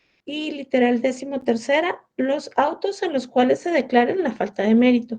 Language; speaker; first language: Spanish; native; Spanish